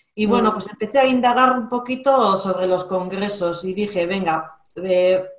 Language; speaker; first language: Spanish; native; Spanish